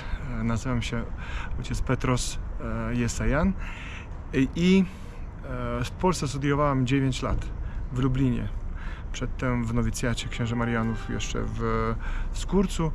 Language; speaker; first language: Polish; non-native, fluent; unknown